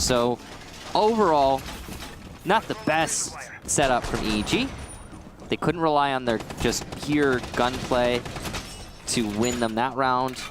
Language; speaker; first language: English; native; English